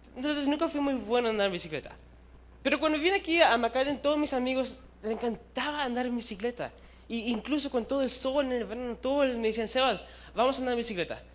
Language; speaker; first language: Spanish; early bilingual, heritage; Spanish